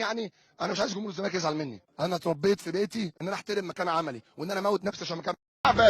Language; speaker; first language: Arabic; native; Arabic